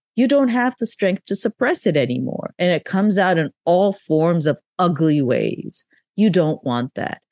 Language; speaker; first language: English; non-native, local second language; Urdu